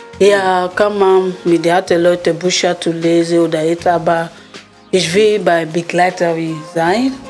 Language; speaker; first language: German; non-native, learner; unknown